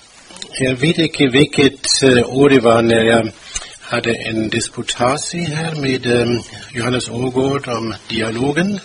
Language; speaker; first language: Swedish; non-native, fluent; German